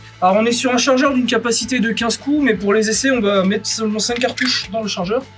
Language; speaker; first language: French; native; French